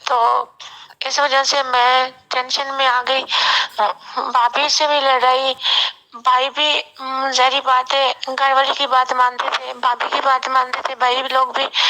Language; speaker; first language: Hindi; non-native, local second language; Punjabi